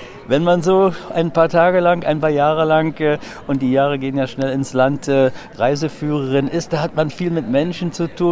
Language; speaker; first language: German; native; German